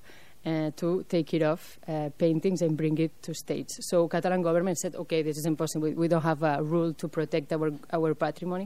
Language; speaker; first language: English; non-native, fluent; French